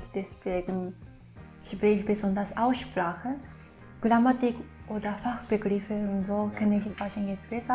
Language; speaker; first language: German; non-native, fluent; Japanese